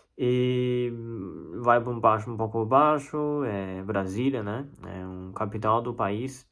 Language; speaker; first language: Portuguese; non-native, fluent; Chinese